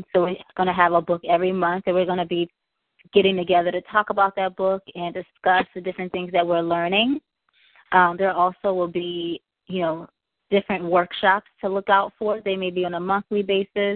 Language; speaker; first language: English; native; English